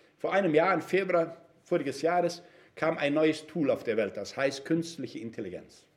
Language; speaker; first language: German; non-native, fluent; Portuguese